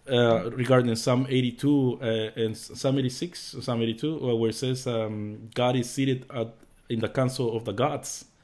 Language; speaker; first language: English; early bilingual, other home language; Spanish